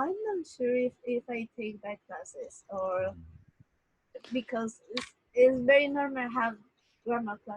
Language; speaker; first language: English; non-native, learner; Spanish